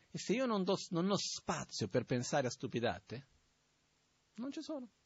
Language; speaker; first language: Italian; non-native, fluent; Portuguese